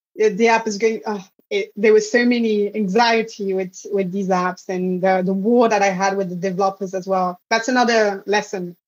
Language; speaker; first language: English; non-native, fluent; French